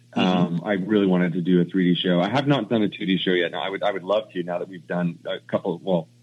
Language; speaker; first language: English; native; English